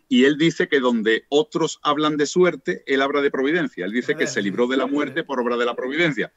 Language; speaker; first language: Spanish; native; Spanish